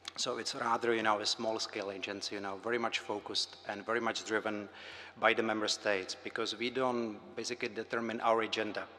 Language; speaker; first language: English; non-native, fluent; Czech